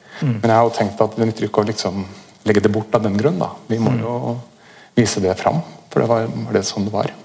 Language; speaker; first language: Norwegian; native; Norwegian